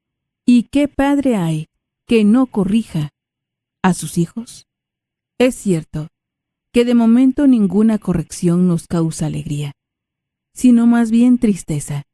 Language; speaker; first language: Spanish; native; Spanish